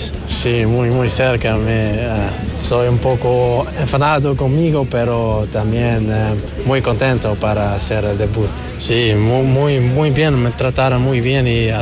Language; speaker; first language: Spanish; non-native, learner; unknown